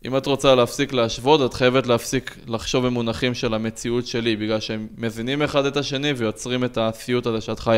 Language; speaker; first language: Hebrew; native; Hebrew